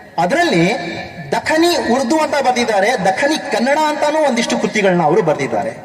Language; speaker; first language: Kannada; non-native, local second language; Urdu